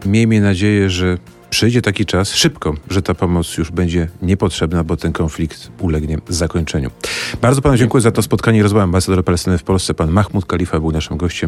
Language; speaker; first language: Polish; native; Polish